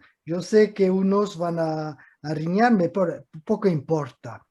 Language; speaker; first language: Spanish; non-native, fluent; French